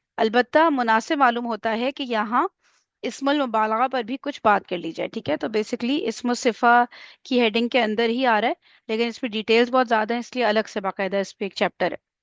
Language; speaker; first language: Urdu; native; Urdu